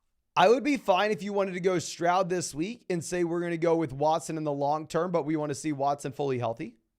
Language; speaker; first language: English; native; English